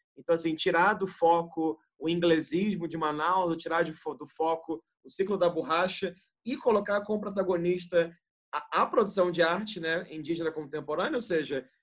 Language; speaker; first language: Portuguese; native; Portuguese